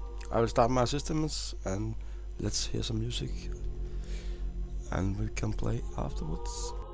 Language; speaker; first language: English; non-native, fluent; Danish